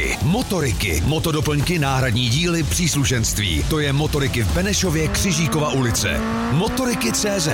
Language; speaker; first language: Czech; native; Czech